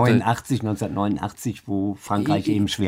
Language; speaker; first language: German; native; German